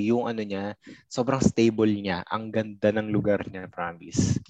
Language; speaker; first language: Filipino; native; Filipino